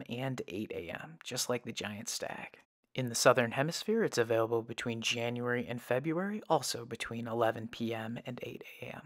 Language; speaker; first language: English; native; English